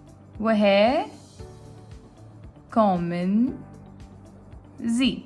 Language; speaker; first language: German; non-native, fluent; Gujarati